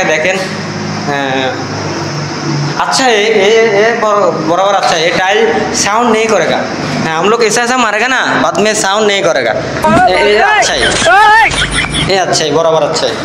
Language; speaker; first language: Hindi; non-native, learner; Bangla